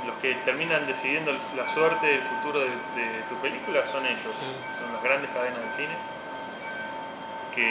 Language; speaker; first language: Spanish; native; Spanish